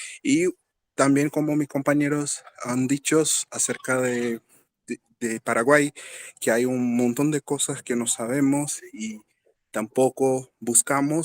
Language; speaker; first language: Spanish; non-native, fluent; Portuguese